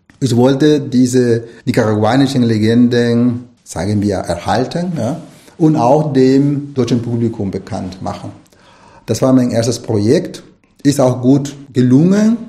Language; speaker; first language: German; non-native, fluent; Spanish